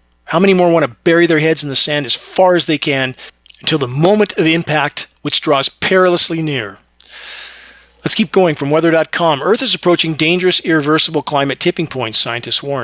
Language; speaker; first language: English; native; English